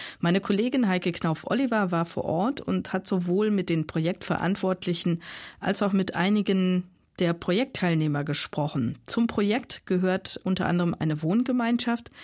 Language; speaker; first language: German; native; German